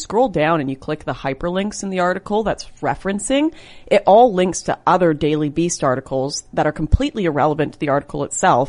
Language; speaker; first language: English; native; English